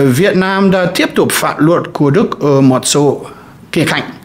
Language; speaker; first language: Vietnamese; non-native, fluent; German